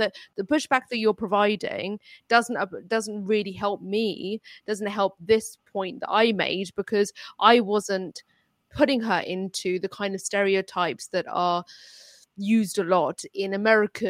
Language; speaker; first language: English; non-native, local second language; Urdu